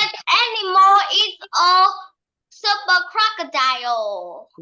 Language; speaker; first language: English; non-native, learner; Vietnamese